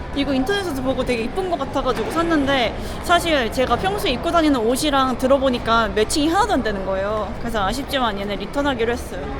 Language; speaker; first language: Korean; early bilingual, heritage; Korean